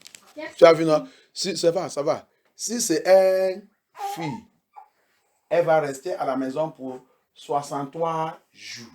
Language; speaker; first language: French; non-native, learner; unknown